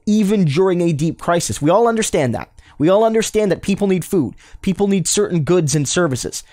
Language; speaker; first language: English; native; English